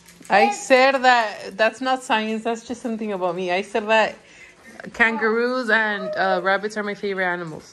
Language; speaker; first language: English; early bilingual, other home language; Spanish